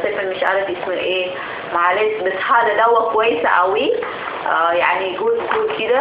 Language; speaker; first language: Arabic; non-native, learner; Indonesian